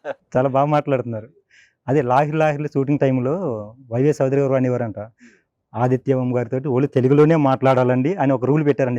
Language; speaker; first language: Telugu; native; Telugu